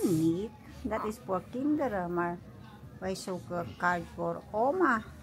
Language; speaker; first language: Dutch; non-native, learner; Filipino